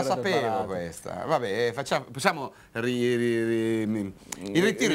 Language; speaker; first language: Italian; native; Italian